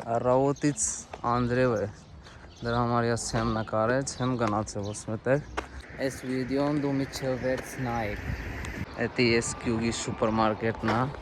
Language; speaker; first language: Armenian; non-native, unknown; Hindi